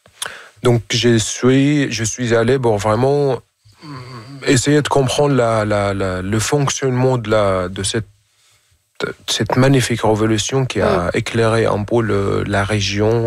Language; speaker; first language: French; non-native, fluent; Arabic